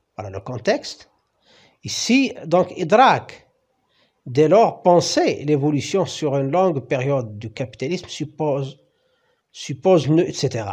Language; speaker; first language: French; non-native, local second language; Arabic